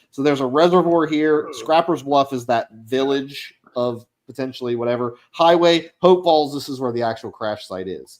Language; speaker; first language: English; native; English